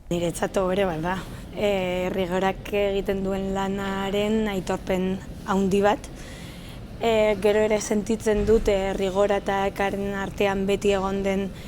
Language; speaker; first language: Basque; non-native, local second language; Spanish